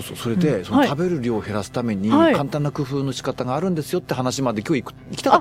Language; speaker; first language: Japanese; native; Japanese